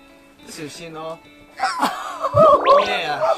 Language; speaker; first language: Chinese; non-native, learner; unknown